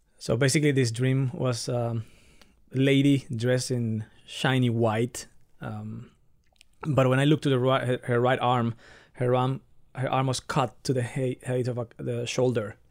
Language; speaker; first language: English; non-native, fluent; Spanish